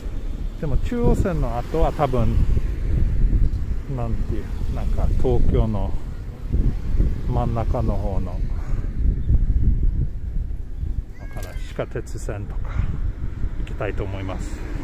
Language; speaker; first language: Japanese; non-native, fluent; Swedish